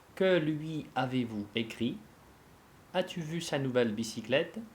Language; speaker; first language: French; non-native, fluent; Russian